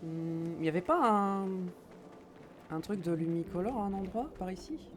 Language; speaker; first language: French; native; French